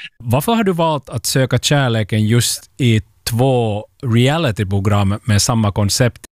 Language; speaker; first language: Swedish; native; Swedish